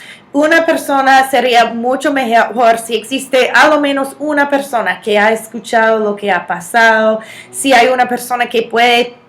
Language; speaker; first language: Spanish; non-native, fluent; English